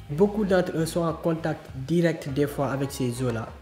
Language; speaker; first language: French; non-native, local second language; Wolof